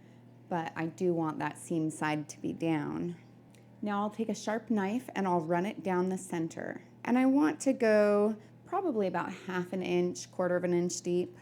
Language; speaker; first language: English; native; English